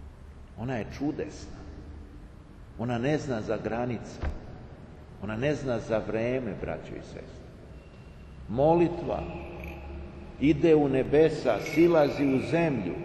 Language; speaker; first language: Serbian; native; Serbian